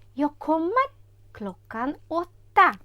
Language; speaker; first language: Swedish; non-native, fluent; Ukrainian